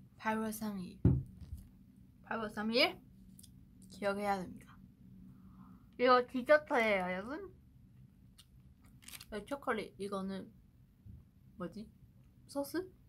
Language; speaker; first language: Korean; non-native, fluent; Chinese